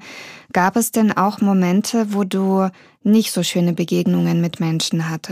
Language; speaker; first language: German; native; German